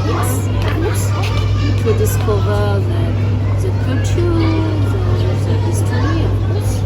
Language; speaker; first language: English; non-native, learner; French